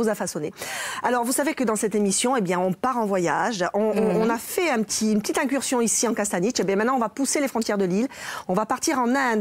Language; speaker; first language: French; native; French